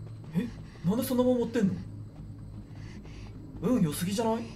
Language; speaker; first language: Japanese; native; Japanese